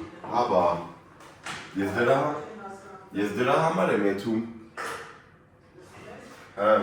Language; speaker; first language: Armenian; early bilingual, other home language; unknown